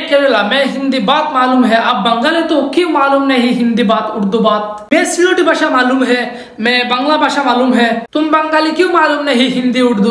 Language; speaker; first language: Hindi; non-native, learner; Bangla